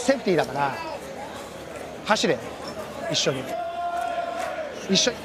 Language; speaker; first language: Japanese; native; Japanese